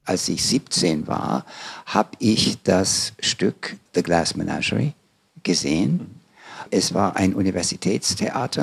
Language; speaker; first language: German; non-native, fluent; English